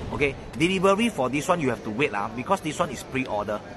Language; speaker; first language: English; non-native, local second language; Chinese